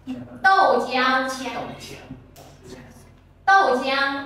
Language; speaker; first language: Chinese; non-native, fluent; Vietnamese